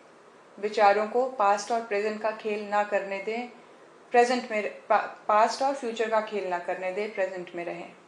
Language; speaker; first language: Hindi; native; Hindi